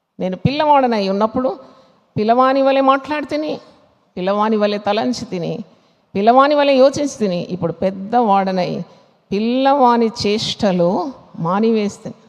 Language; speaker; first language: Telugu; non-native, fluent; Malayalam